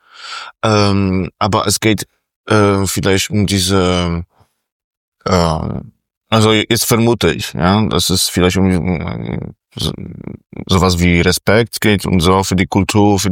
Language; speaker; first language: German; non-native, fluent; Polish